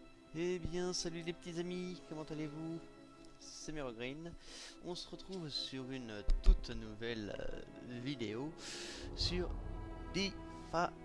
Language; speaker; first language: French; native; French